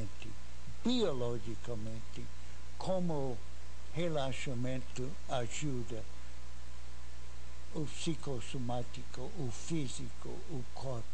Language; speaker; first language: Portuguese; non-native, fluent; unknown